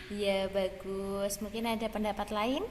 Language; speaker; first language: Indonesian; native; Indonesian